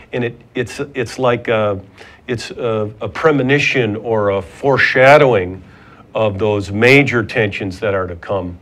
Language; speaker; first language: English; native; English